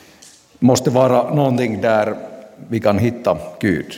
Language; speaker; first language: Swedish; non-native, local second language; Finnish